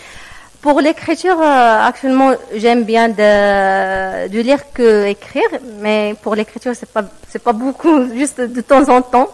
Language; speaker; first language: French; non-native, learner; Arabic